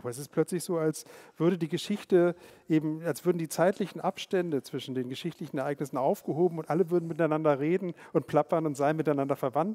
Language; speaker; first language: German; native; German